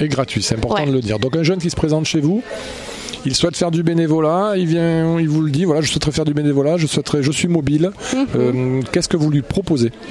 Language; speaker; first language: French; native; French